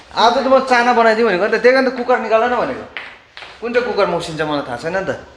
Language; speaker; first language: Nepali; native; Nepali